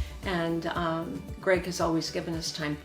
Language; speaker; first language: English; native; English